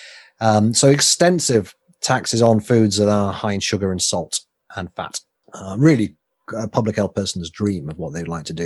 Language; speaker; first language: English; native; English